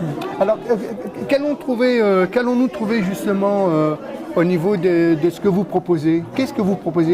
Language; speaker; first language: French; native; French